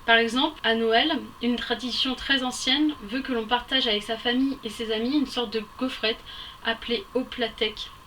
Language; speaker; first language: French; native; French